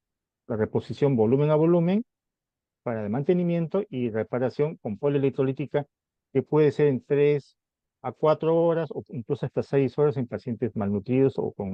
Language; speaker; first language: Spanish; native; Spanish